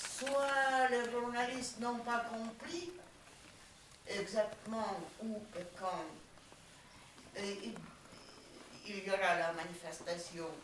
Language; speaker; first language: French; non-native, fluent; Russian